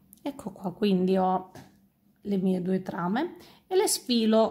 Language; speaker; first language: Italian; native; Italian